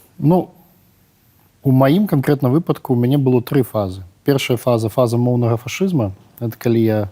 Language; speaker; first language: Belarusian; non-native, local second language; Russian